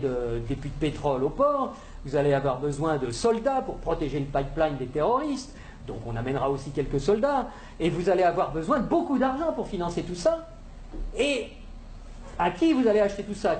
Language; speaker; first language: French; native; French